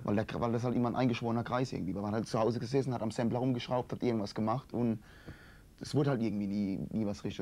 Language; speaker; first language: German; native; German